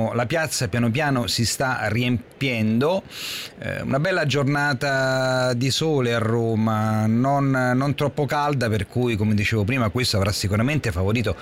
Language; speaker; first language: Italian; native; Italian